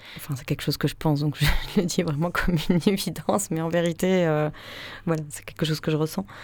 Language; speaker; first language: French; native; French